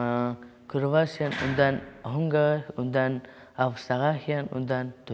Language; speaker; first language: German; non-native, learner; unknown